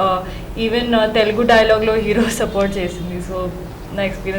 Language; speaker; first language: Telugu; non-native, learner; Hindi